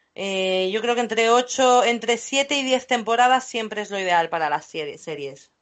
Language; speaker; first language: Spanish; non-native, fluent; English